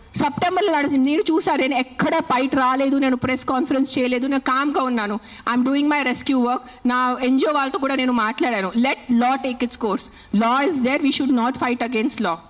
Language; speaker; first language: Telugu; non-native, fluent; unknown